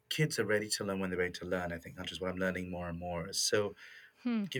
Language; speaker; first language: English; native; English